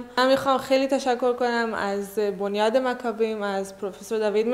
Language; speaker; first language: Persian; early bilingual, heritage; Persian